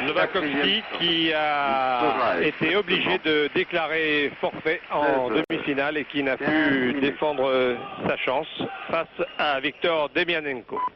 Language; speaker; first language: French; native; French